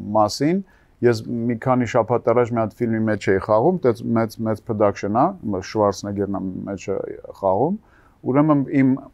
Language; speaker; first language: Armenian; native; Armenian